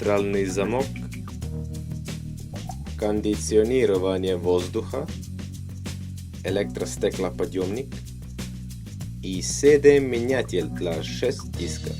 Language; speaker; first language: Russian; non-native, learner; Estonian